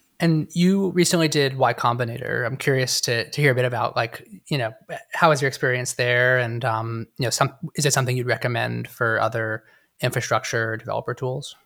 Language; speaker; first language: English; native; English